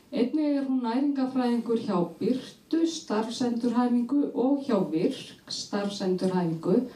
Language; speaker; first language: Icelandic; native; Icelandic